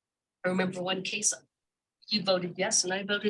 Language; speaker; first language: English; native; English